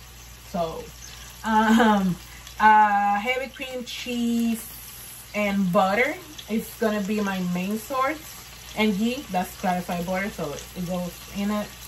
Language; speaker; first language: English; non-native, fluent; Spanish